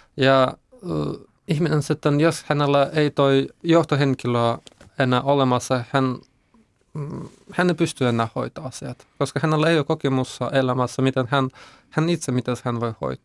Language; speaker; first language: Finnish; non-native, learner; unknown